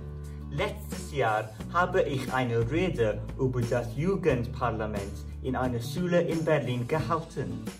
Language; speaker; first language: German; non-native, learner; Welsh